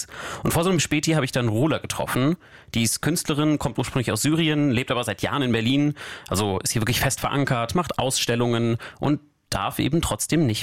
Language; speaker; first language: German; native; German